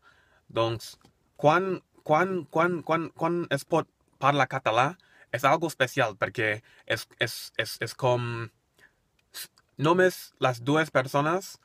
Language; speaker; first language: Catalan; non-native, learner; English